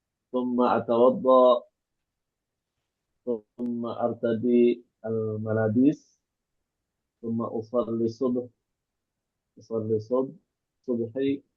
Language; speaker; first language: Arabic; non-native, learner; Indonesian